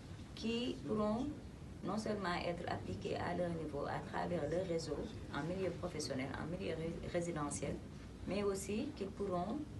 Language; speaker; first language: French; non-native, local second language; Wolof